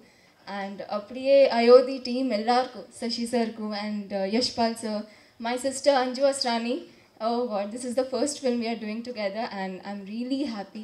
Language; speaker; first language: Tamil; non-native, fluent; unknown